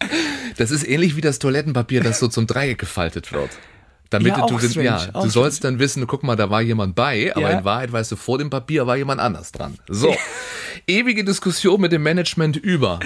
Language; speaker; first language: German; native; German